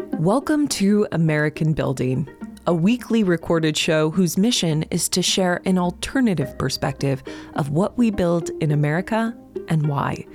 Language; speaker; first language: English; native; English